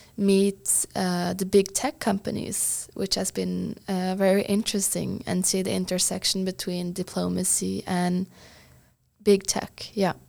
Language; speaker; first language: English; non-native, fluent; Norwegian